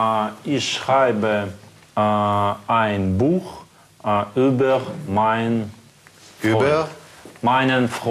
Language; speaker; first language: German; non-native, learner; Russian